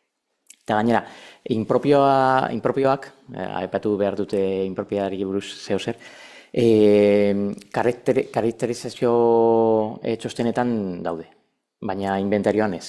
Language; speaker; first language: Basque; non-native, local second language; Spanish